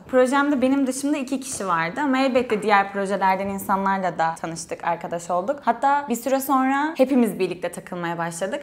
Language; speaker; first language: Turkish; native; Turkish